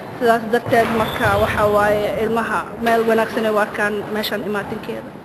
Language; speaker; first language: Somali; native; Somali